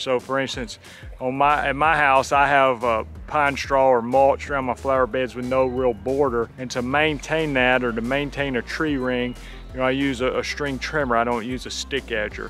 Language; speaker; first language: English; native; English